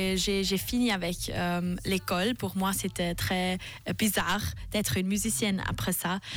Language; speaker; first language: French; non-native, learner; German